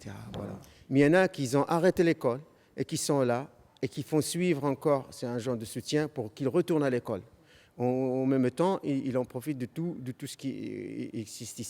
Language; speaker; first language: French; non-native, local second language; Arabic